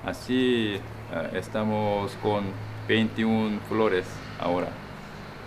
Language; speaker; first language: Spanish; non-native, fluent; Korean